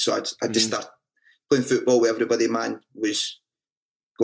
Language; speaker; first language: English; native; English